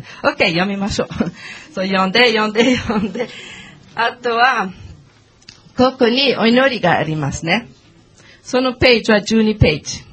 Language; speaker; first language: Japanese; non-native, learner; English